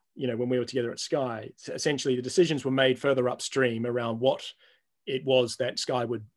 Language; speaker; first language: English; native; English